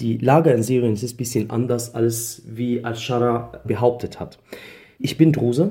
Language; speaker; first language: German; non-native, learner; Arabic